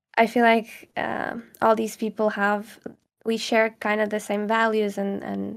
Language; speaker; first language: English; non-native, fluent; Portuguese